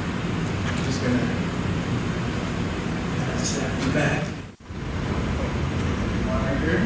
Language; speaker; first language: English; native; English